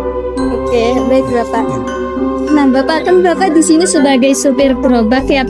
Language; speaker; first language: Indonesian; native; Indonesian